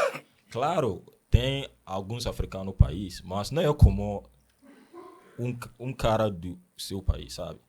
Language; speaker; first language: Portuguese; non-native, learner; Akan